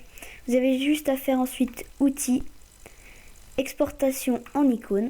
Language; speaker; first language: French; native; French